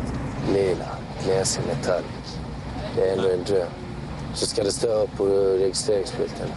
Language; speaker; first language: Swedish; early bilingual, other home language; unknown